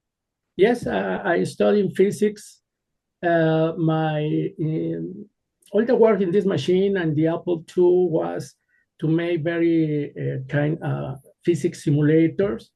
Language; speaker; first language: English; non-native, learner; Spanish